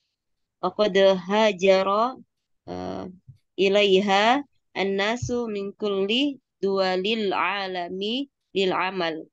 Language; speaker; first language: Indonesian; native; Indonesian